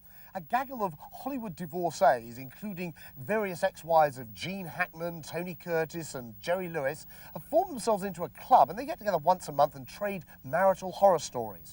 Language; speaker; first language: English; native; English